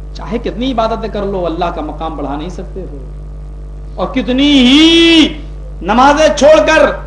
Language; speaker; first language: Urdu; native; Urdu